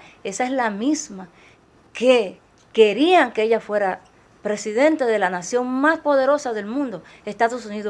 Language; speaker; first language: Spanish; native; Spanish